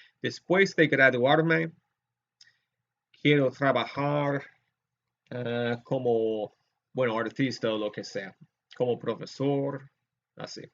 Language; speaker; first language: Spanish; non-native, fluent; English